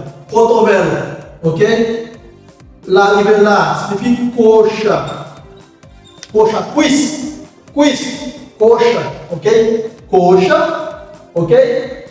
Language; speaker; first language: Portuguese; non-native, local second language; Haitian Creole